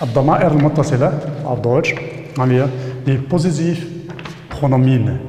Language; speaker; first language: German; non-native, fluent; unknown